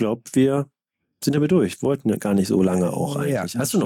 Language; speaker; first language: German; native; German